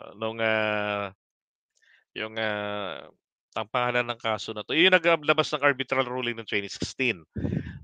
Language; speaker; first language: Filipino; native; Filipino